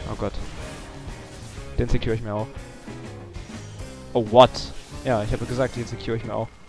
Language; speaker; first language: German; native; German